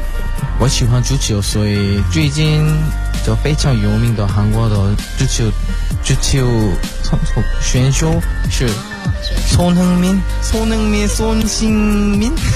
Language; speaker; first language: Chinese; non-native, learner; Korean